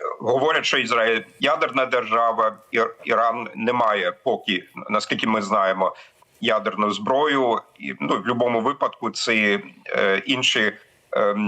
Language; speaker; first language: Ukrainian; non-native, fluent; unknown